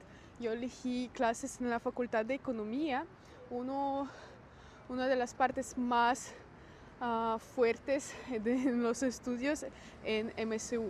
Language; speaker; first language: Spanish; non-native, fluent; Russian